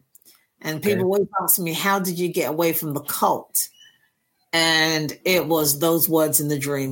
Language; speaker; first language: English; native; English